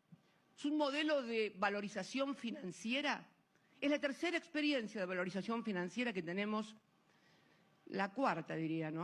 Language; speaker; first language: Spanish; native; Spanish